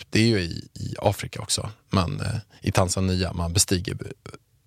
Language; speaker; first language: Swedish; native; Swedish